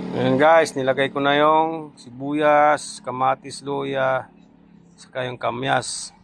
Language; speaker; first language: Filipino; non-native, local second language; Cebuano